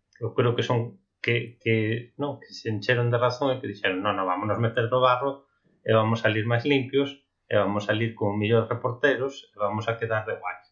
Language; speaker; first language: Galician; non-native, local second language; Spanish